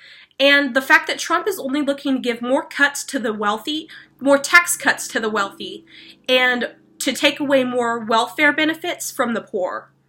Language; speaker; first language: English; native; English